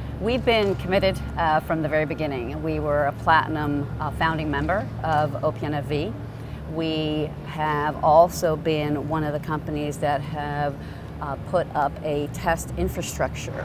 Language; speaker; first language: English; native; English